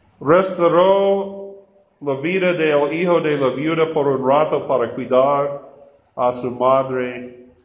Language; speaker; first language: Spanish; non-native, learner; English